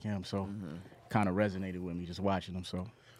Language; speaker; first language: English; native; English